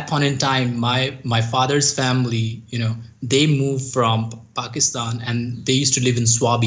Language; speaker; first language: English; non-native, local second language; Hindi